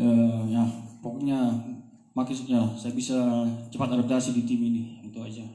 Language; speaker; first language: Indonesian; non-native, fluent; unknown